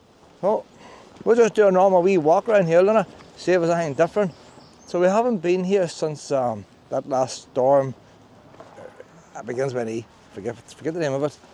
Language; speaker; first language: English; native; English